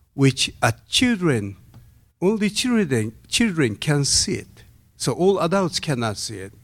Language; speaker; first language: English; non-native, learner; Japanese